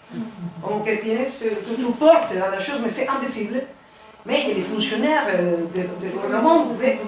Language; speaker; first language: French; non-native, learner; Spanish